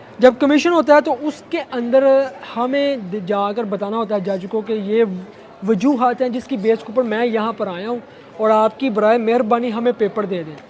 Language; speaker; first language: Urdu; non-native, local second language; Punjabi